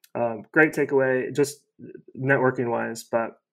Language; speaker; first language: English; native; English